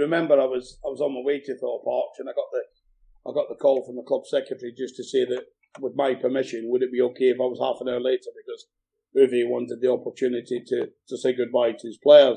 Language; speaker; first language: English; native; English